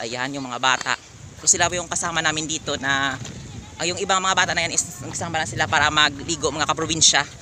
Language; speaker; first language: Filipino; non-native, local second language; Hiligaynon